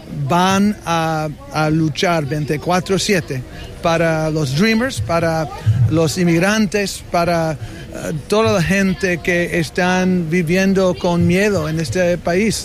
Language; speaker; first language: Spanish; non-native, fluent; English